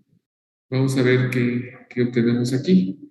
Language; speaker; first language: Spanish; native; Spanish